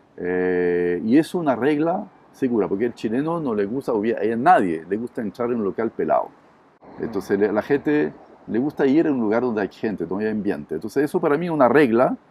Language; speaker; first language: Spanish; non-native, fluent; French